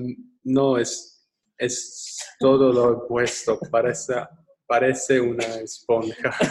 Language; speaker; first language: Spanish; non-native, learner; English